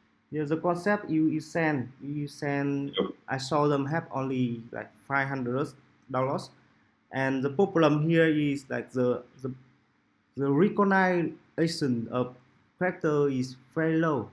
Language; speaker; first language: English; non-native, local second language; Vietnamese